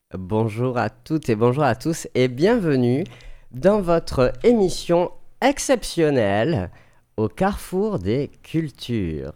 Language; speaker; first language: French; native; French